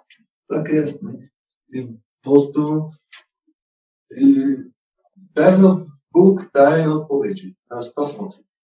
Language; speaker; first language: Polish; non-native, learner; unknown